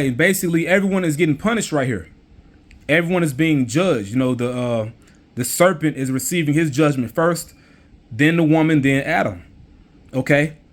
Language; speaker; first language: English; native; English